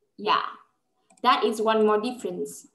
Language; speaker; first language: English; non-native, fluent; Vietnamese